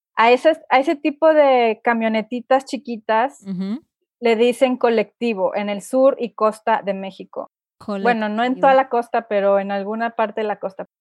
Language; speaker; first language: Spanish; native; Spanish